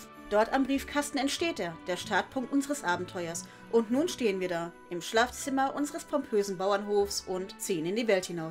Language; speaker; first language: German; native; German